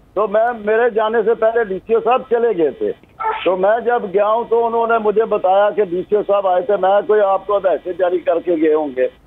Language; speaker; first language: Urdu; non-native, local second language; Punjabi